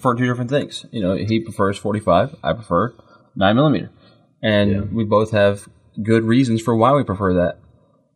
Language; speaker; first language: English; native; English